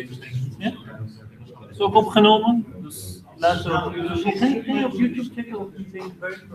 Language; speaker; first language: Dutch; non-native, fluent; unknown